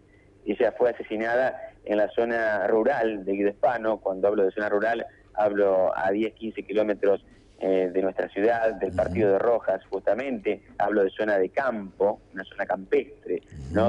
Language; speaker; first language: Spanish; native; Spanish